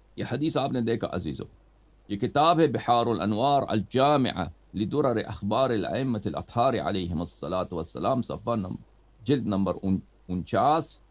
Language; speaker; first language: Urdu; non-native, fluent; Persian